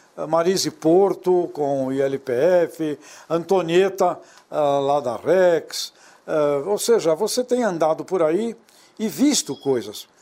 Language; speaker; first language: Portuguese; native; Portuguese